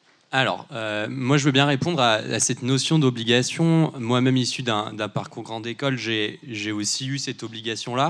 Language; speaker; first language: French; native; French